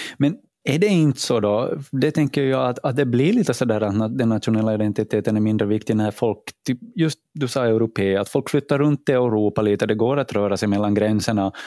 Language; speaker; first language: Swedish; native; Swedish